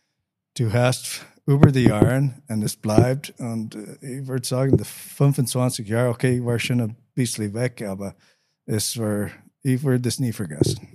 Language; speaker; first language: German; non-native, learner; English